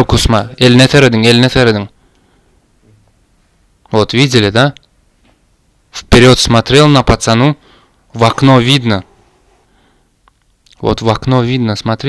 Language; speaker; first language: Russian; non-native, learner; Turkmen